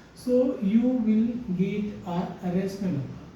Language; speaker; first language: English; non-native, local second language; Hindi